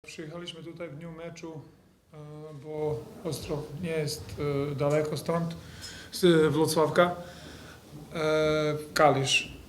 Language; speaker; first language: Polish; non-native, fluent; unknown